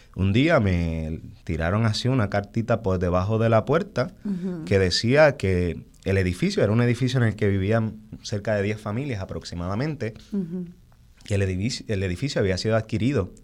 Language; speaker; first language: Spanish; native; Spanish